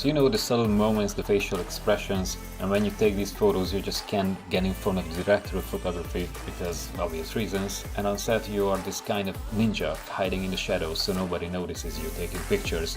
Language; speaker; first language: English; non-native, fluent; Hungarian